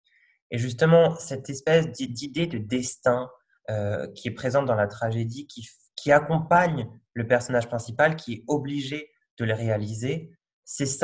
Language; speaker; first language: French; native; French